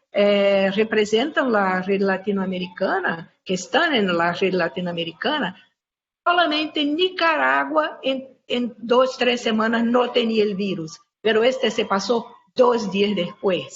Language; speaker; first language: Spanish; non-native, fluent; Portuguese